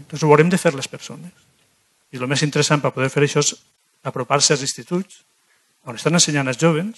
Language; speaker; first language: Catalan; native; Catalan